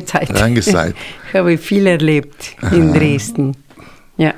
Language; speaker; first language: German; non-native, fluent; Spanish